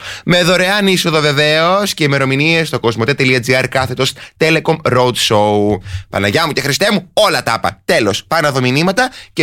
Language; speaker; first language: Greek; native; Greek